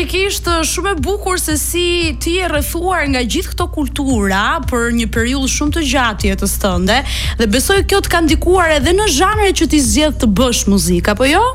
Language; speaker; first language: Albanian; native; Albanian